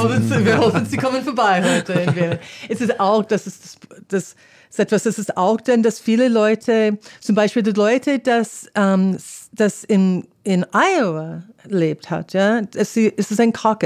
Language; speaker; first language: German; non-native, fluent; English